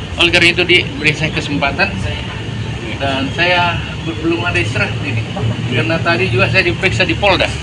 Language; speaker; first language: Indonesian; native; Indonesian